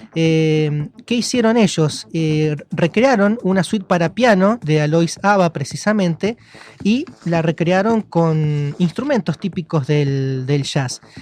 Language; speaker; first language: Spanish; native; Spanish